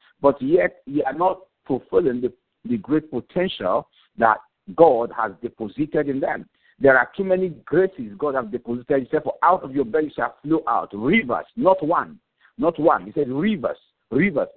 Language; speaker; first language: English; non-native, local second language; Yoruba